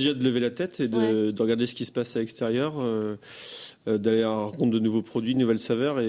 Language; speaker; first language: French; native; French